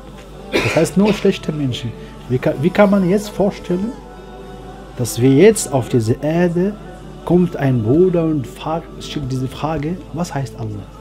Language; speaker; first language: German; non-native, learner; Arabic